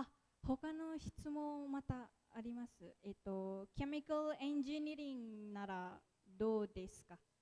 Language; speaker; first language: Japanese; non-native, fluent; Indonesian